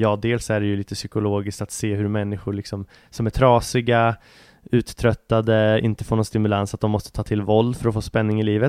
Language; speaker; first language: Swedish; native; Swedish